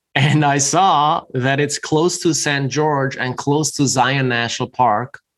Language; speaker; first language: English; non-native, fluent; German